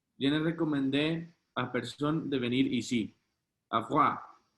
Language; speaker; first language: French; non-native, learner; Spanish